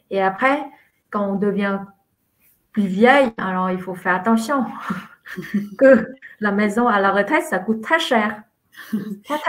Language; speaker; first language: French; non-native, fluent; Vietnamese